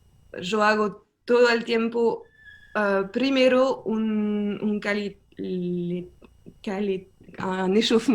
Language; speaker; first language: Spanish; non-native, learner; French